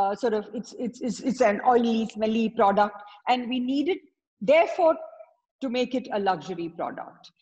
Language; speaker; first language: English; non-native, local second language; Tamil